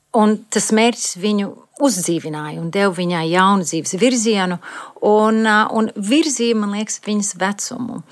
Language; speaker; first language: Latvian; early bilingual, heritage; Latvian